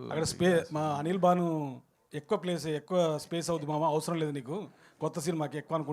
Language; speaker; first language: Telugu; native; Telugu